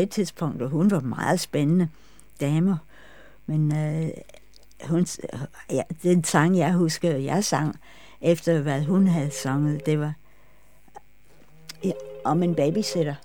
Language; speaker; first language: Danish; non-native, fluent; English